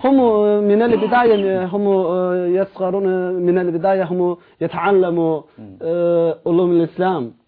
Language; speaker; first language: Arabic; non-native, learner; Chinese